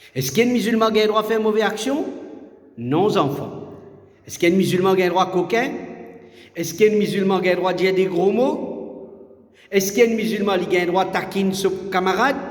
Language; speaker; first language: French; non-native, learner; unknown